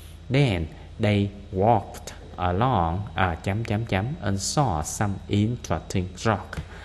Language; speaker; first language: English; non-native, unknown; Vietnamese